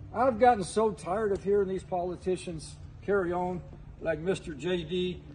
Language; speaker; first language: English; native; English